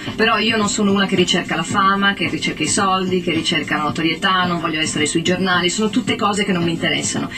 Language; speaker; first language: Italian; native; Italian